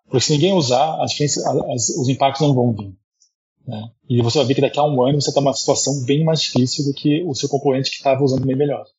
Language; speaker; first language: Portuguese; early bilingual, heritage; Portuguese